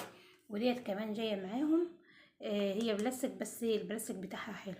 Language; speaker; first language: Arabic; native; Arabic